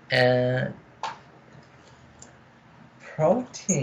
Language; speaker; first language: English; non-native, learner; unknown